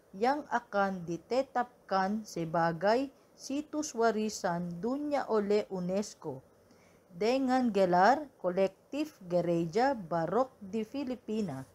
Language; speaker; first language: Indonesian; non-native, learner; Filipino